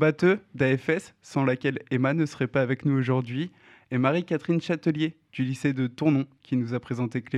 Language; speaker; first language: French; native; French